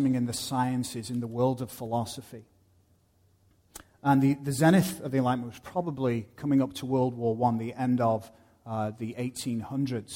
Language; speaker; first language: English; native; English